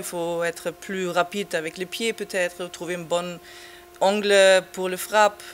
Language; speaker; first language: French; non-native, fluent; German